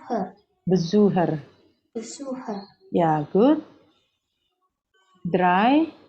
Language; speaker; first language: German; non-native, fluent; Indonesian